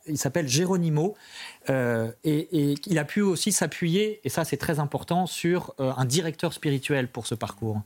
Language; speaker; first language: French; native; French